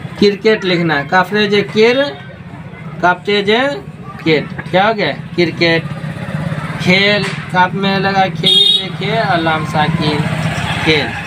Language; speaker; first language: Hindi; native; Hindi